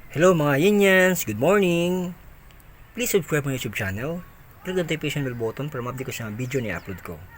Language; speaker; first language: Filipino; non-native, local second language; Cebuano